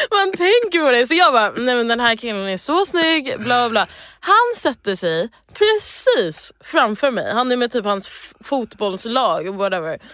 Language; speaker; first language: Swedish; early bilingual, heritage; English